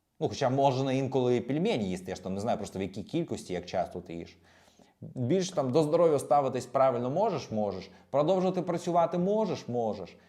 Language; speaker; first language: Ukrainian; non-native, local second language; Russian